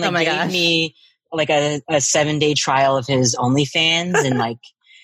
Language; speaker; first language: English; native; English